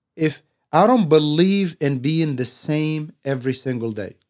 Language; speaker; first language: English; non-native, fluent; Arabic